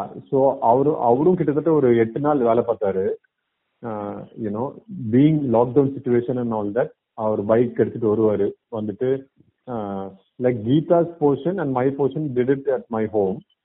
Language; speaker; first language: English; non-native, local second language; Tamil